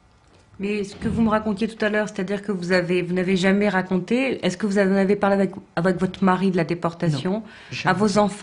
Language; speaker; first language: French; native; French